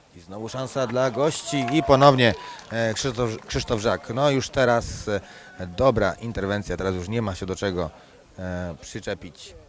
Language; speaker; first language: Polish; native; Polish